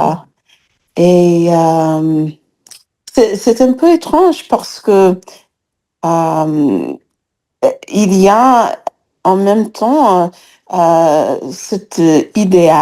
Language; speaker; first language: French; non-native, fluent; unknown